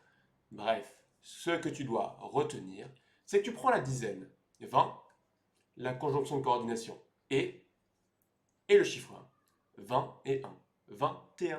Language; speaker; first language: French; native; French